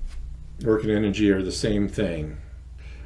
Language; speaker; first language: English; native; English